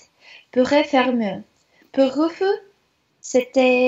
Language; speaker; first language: French; non-native, learner; Russian